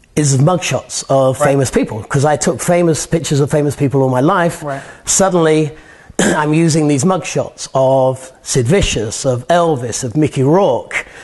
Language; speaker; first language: English; native; English